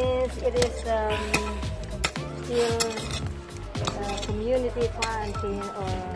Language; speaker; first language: English; non-native, local second language; Filipino